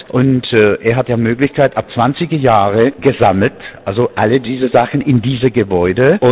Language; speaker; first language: German; non-native, fluent; Czech